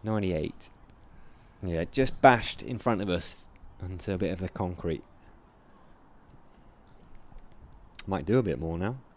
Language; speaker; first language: English; native; English